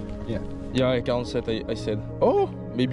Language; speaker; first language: English; non-native, learner; French